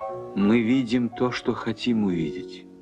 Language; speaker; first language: Russian; native; Russian